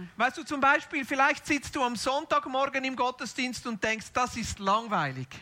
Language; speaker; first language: German; native; German